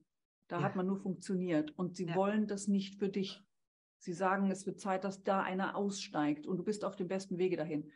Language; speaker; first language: German; native; German